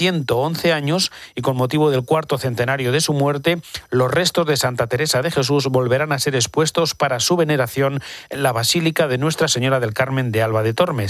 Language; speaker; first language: Spanish; native; Spanish